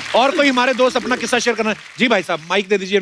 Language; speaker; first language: Hindi; native; Hindi